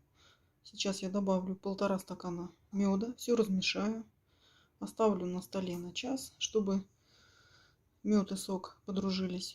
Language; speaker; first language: Russian; native; Russian